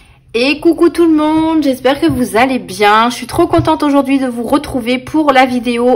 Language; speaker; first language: French; native; French